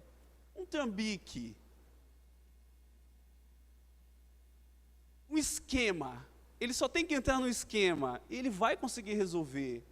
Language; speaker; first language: Portuguese; native; Portuguese